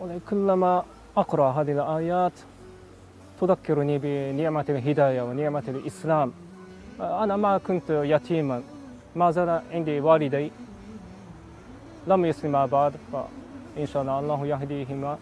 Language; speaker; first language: Arabic; non-native, fluent; Japanese